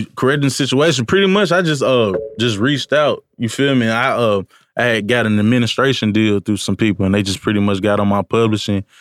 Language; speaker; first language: English; native; English